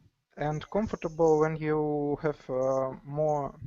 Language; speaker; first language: English; non-native, learner; Russian